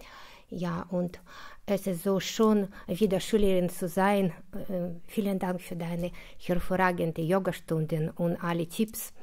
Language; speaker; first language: German; non-native, fluent; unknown